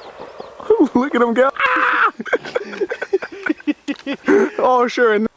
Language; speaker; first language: English; native; English